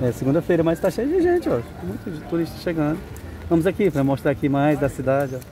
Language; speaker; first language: Portuguese; native; Portuguese